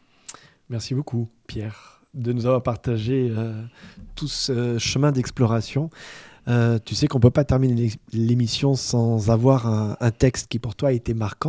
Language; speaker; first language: French; native; French